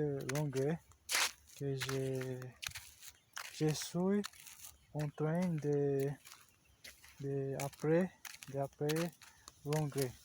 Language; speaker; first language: French; non-native, learner; Portuguese